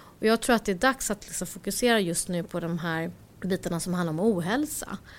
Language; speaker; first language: Swedish; early bilingual, other home language; Korean